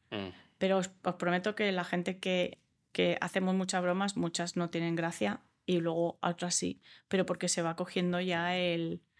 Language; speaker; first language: Spanish; early bilingual, other home language; English